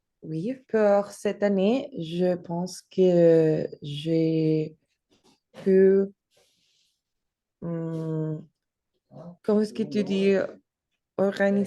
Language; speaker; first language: French; non-native, learner; Spanish